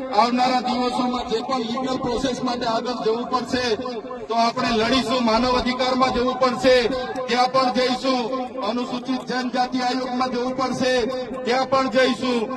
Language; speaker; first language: Gujarati; non-native, local second language; Vasavi